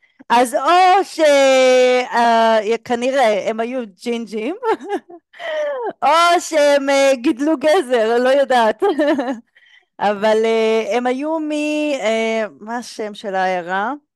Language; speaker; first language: Hebrew; native; Hebrew